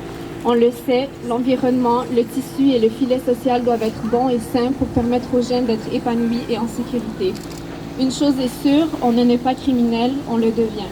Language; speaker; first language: French; early bilingual, other home language; Arabic